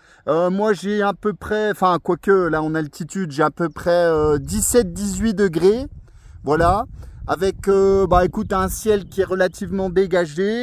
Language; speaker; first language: French; native; French